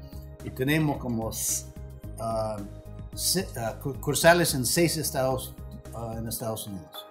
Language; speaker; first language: Spanish; non-native, fluent; English